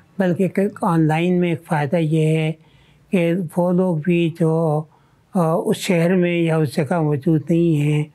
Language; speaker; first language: Urdu; native; Urdu